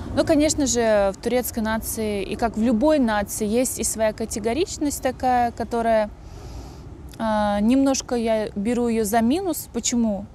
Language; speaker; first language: Russian; native; Russian